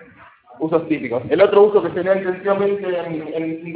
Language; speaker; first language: Spanish; native; Spanish